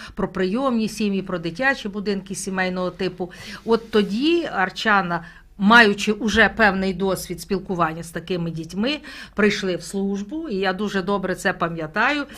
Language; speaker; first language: Ukrainian; native; Ukrainian